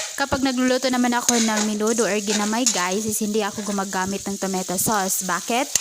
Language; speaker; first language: Filipino; non-native, local second language; Cebuano